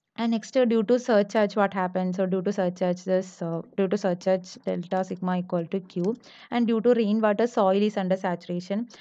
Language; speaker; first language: English; non-native, local second language; Malayalam